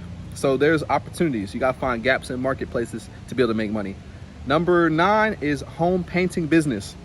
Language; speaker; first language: English; native; English